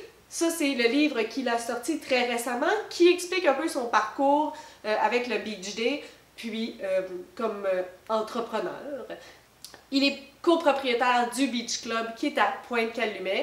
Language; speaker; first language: French; native; French